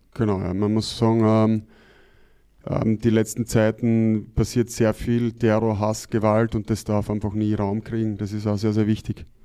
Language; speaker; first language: German; native; German